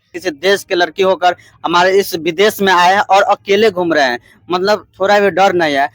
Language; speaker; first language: Hindi; native; Hindi